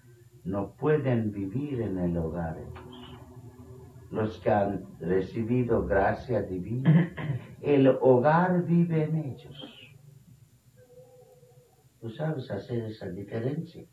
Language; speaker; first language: Spanish; non-native, fluent; Bangla